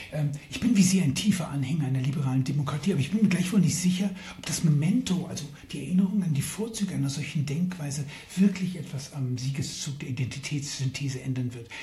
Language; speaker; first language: German; native; German